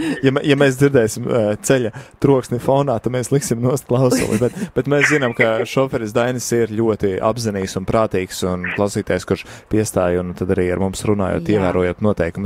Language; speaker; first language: Latvian; native; Latvian